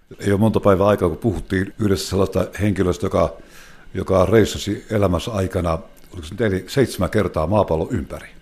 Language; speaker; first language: Finnish; native; Finnish